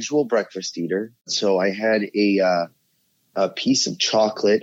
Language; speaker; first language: English; native; English